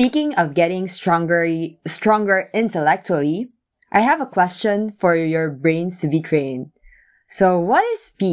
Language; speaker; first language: English; non-native, local second language; Filipino